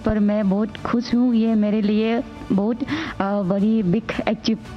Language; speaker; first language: Hindi; non-native, local second language; Manipuri